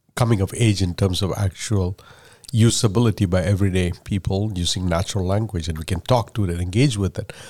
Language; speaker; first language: English; non-native, local second language; Malayalam